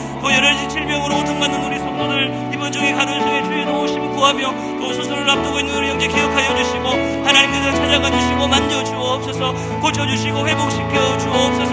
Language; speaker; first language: Korean; native; Korean